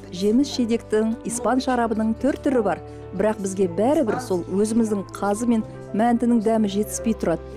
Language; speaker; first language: Kazakh; early bilingual, other home language; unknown